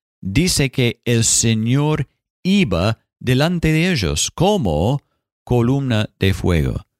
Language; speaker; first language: Spanish; non-native, fluent; English